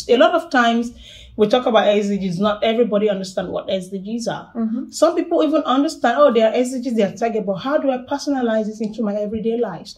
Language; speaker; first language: English; non-native, local second language; Yoruba